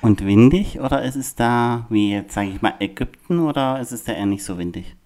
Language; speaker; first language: German; native; German